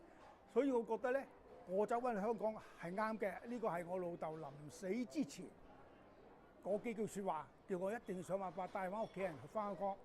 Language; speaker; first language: Cantonese; native; Cantonese